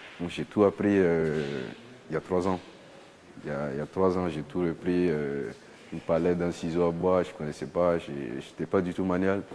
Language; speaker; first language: French; non-native, local second language; Arabic